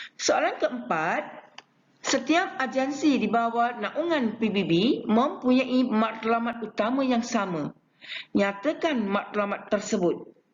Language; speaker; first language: Malay; non-native, local second language; Chinese